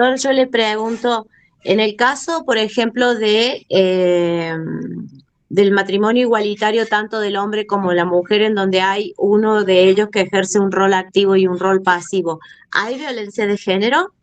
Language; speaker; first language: Spanish; native; Spanish